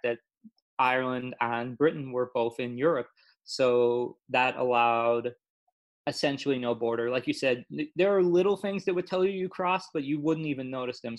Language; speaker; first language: English; native; English